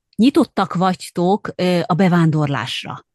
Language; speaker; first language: Hungarian; native; Hungarian